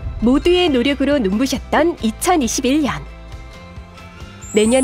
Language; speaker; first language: Korean; native; Korean